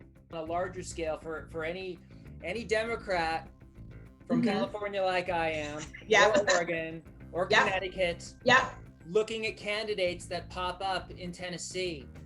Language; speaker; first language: English; native; English